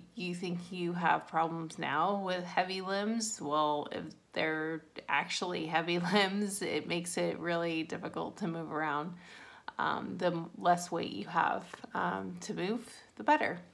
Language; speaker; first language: English; native; English